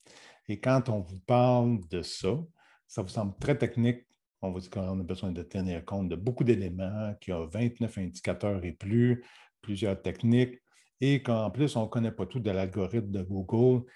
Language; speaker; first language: French; native; French